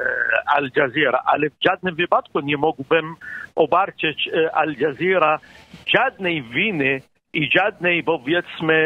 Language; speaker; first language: Polish; non-native, fluent; Arabic